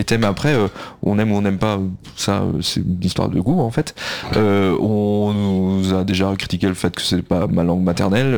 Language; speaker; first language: French; native; French